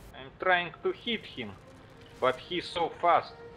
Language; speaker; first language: English; non-native, learner; Russian